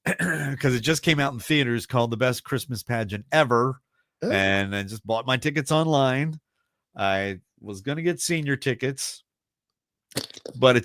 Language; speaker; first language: English; native; English